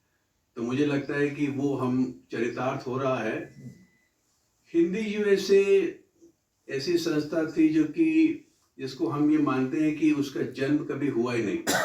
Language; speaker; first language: Hindi; native; Hindi